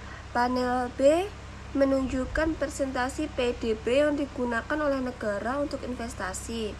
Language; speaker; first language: Indonesian; native; Indonesian